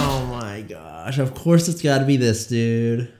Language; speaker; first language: English; native; English